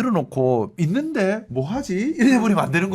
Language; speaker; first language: Korean; native; Korean